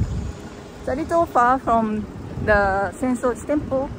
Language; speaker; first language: English; non-native, fluent; Japanese